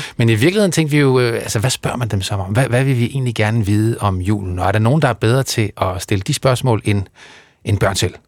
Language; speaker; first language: Danish; native; Danish